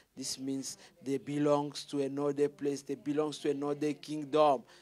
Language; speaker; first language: English; non-native, fluent; Lingala